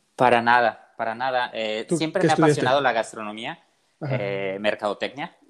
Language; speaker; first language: Spanish; native; Spanish